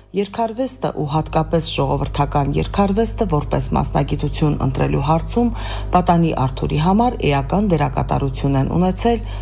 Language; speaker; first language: Armenian; native; Armenian